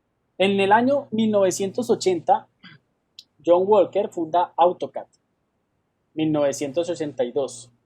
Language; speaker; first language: Spanish; native; Spanish